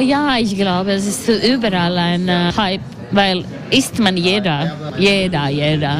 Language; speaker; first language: German; non-native, learner; Latvian